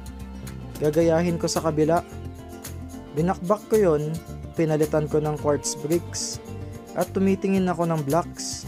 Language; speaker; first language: Filipino; native; Filipino